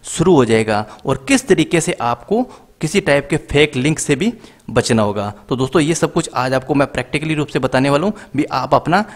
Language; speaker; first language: Hindi; native; Hindi